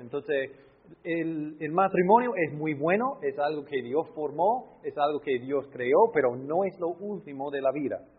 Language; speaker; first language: Spanish; non-native, fluent; English